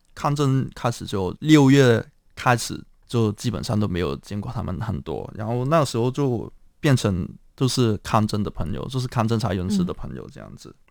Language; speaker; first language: Chinese; non-native, local second language; Cantonese